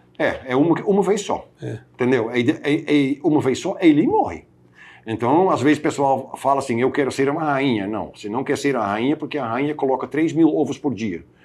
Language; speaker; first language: Portuguese; non-native, fluent; Dutch